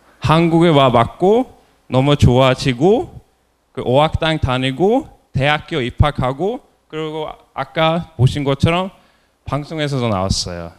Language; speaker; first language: Korean; non-native, fluent; Norwegian